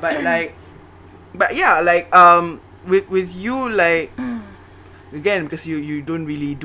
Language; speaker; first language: English; non-native, local second language; Malay